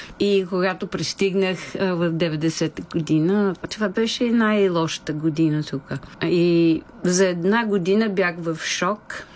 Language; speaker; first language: Bulgarian; non-native, fluent; English